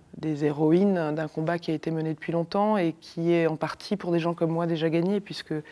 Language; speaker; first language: French; native; French